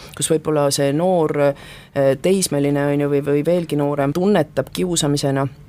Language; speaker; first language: Estonian; native; Estonian